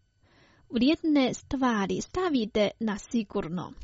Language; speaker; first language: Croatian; non-native, fluent; Chinese